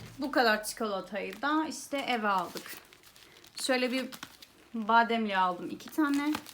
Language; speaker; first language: Turkish; early bilingual, heritage; Turkish